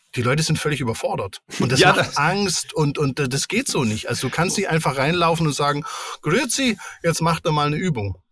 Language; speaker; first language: German; native; German